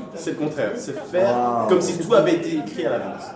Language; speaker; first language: French; native; French